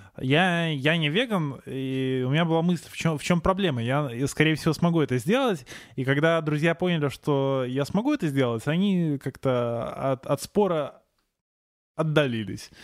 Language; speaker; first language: Russian; native; Russian